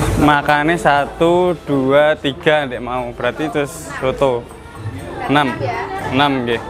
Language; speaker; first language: Indonesian; non-native, local second language; Javanese